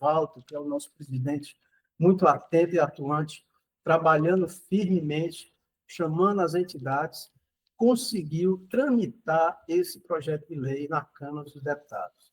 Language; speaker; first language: Portuguese; native; Portuguese